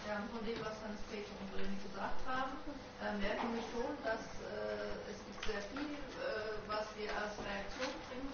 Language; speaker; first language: German; non-native, fluent; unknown